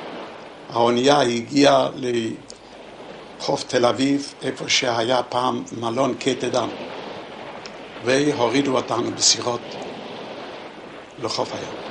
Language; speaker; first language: Hebrew; non-native, fluent; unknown